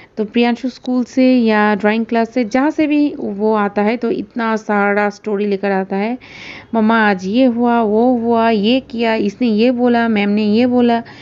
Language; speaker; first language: Hindi; non-native, local second language; Bangla